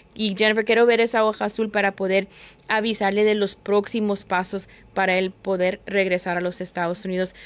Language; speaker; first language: Spanish; early bilingual, heritage; Spanish